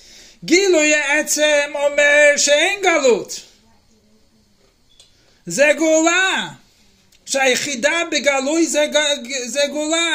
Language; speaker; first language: Hebrew; non-native, fluent; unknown